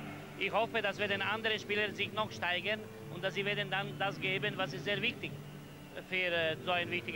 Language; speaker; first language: German; non-native, fluent; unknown